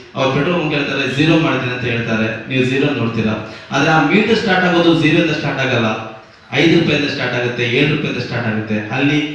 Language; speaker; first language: Kannada; native; Kannada